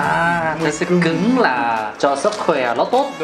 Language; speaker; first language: Vietnamese; non-native, learner; Korean